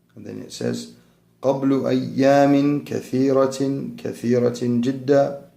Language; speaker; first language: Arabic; non-native, fluent; English